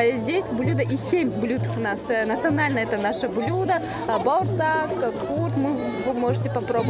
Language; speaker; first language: Russian; non-native, local second language; Kazakh